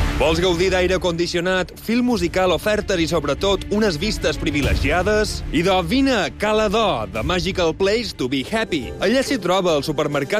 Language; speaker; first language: Catalan; native; Catalan